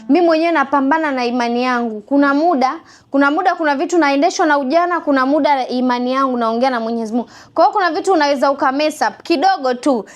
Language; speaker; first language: Swahili; native; Swahili